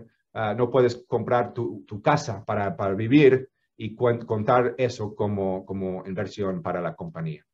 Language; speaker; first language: Spanish; non-native, fluent; English